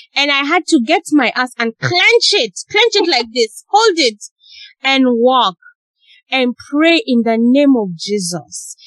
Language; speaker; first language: English; non-native, local second language; Ganda